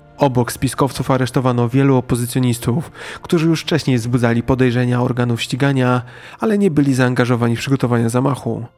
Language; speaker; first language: Polish; native; Polish